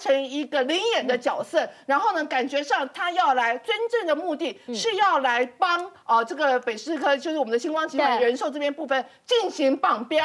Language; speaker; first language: Chinese; native; Chinese